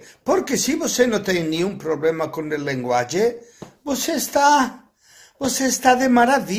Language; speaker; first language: Portuguese; non-native, fluent; Spanish